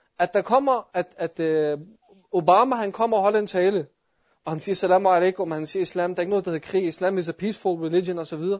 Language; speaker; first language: Danish; early bilingual, other home language; Arabic